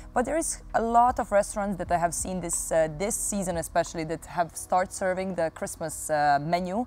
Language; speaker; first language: English; non-native, fluent; Serbian